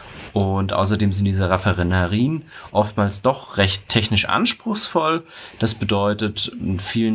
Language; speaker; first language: German; native; German